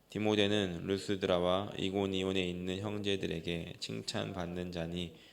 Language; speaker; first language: Korean; native; Korean